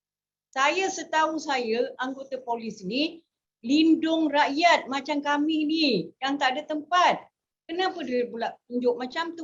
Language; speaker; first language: Malay; native; Malay